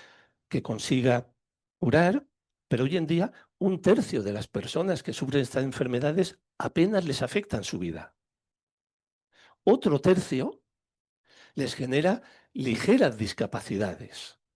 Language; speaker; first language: Spanish; native; Spanish